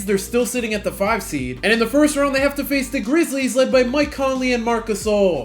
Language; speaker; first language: English; native; English